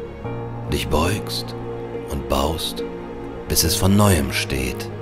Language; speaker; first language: German; native; German